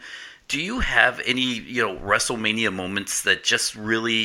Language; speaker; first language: English; native; English